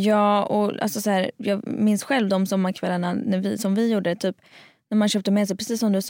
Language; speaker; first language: Swedish; native; Swedish